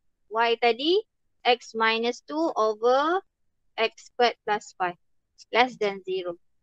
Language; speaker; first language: English; non-native, local second language; Malay